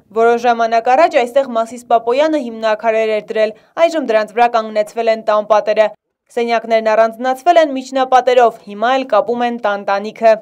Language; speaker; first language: Armenian; native; Armenian